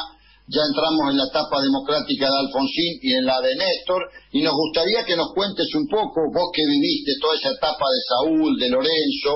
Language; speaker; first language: Spanish; native; Spanish